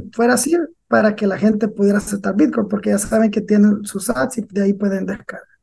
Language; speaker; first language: Spanish; native; Spanish